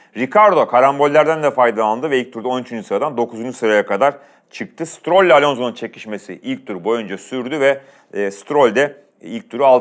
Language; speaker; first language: Turkish; native; Turkish